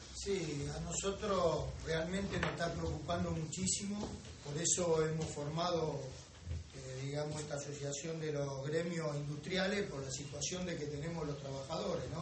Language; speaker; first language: Spanish; native; Spanish